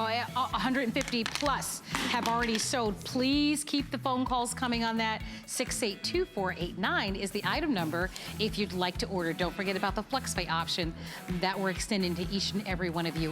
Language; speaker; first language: English; native; English